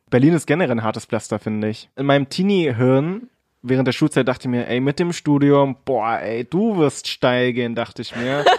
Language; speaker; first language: German; early bilingual, other home language; Vietnamese